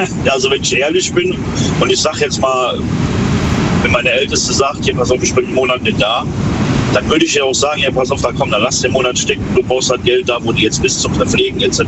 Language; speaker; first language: German; native; German